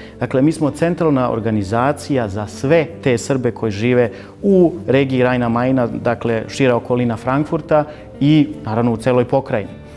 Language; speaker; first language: Bosnian; early bilingual, heritage; Bosnian